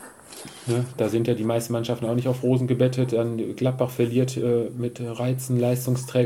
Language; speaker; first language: German; native; German